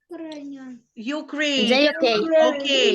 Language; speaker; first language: English; non-native, learner; Ukrainian